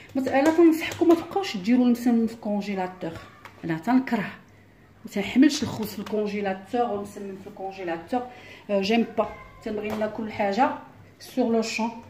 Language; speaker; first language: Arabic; early bilingual, heritage; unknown